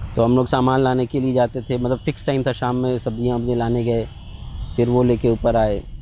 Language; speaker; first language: Hindi; native; Hindi